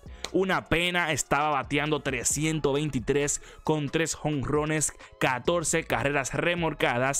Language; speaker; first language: Spanish; native; Spanish